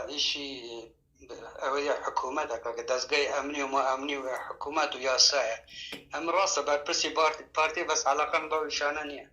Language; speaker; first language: Central Kurdish; non-native, local second language; Kurdish